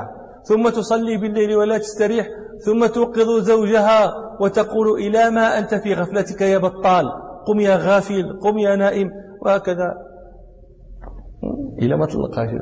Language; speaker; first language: Arabic; native; Arabic